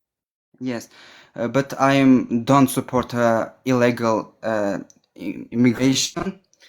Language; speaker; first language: English; non-native, learner; Armenian